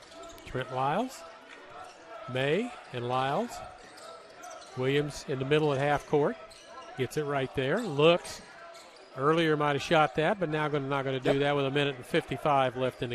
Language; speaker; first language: English; native; English